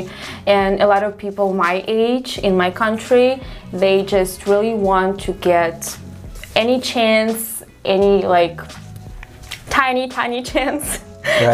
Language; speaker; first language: English; non-native, fluent; Russian